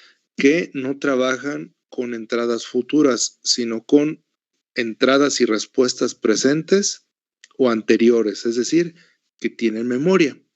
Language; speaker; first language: Spanish; native; Spanish